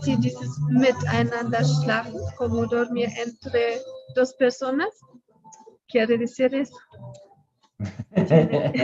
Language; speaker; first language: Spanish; non-native, fluent; German